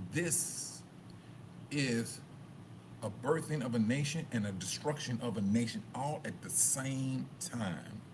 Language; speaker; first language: English; native; English